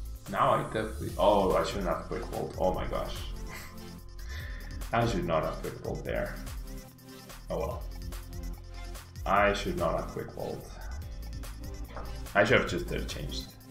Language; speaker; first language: English; non-native, fluent; Spanish